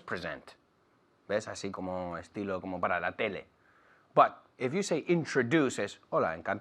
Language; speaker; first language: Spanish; non-native, fluent; English